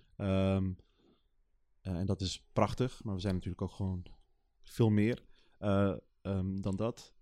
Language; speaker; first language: Dutch; early bilingual, other home language; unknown